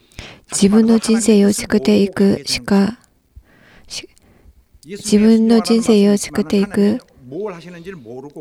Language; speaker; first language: Japanese; non-native, learner; Korean